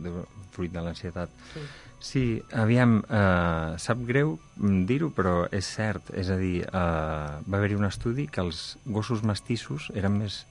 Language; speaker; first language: Catalan; native; Catalan